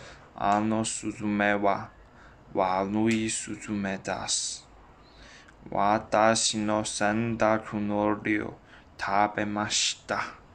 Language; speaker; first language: Japanese; non-native, learner; Chinese